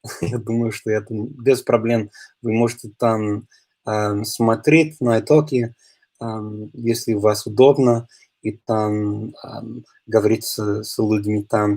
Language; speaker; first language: Russian; non-native, learner; English